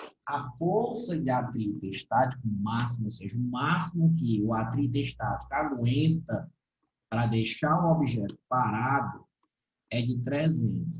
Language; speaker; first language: Portuguese; native; Portuguese